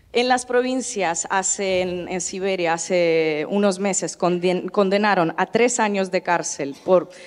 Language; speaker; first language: Spanish; non-native, fluent; Russian